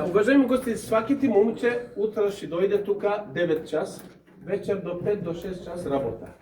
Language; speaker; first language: Bulgarian; non-native, learner; Serbian